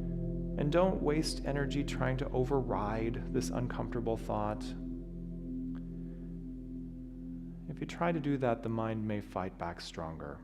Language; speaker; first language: English; native; English